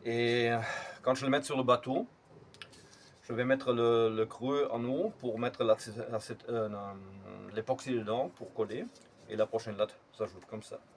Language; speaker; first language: French; non-native, fluent; German